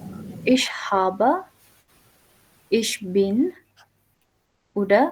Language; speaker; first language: German; non-native, fluent; Urdu